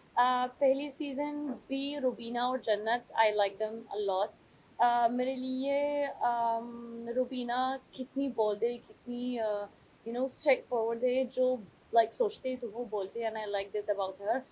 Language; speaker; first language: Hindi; non-native, learner; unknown